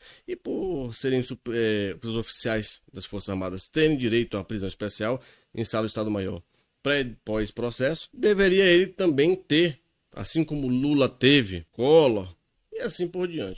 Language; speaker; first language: Portuguese; native; Portuguese